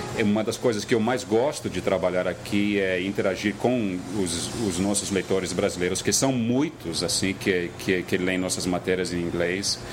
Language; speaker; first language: Portuguese; non-native, fluent; English